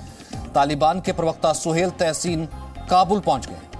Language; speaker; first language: Hindi; native; Hindi